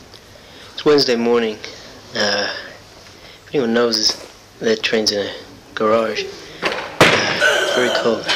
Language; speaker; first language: English; native; English